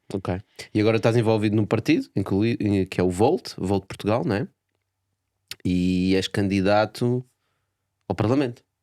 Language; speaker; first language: Portuguese; native; Portuguese